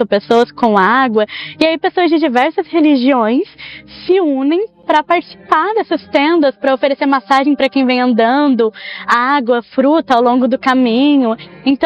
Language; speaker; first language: Portuguese; native; Portuguese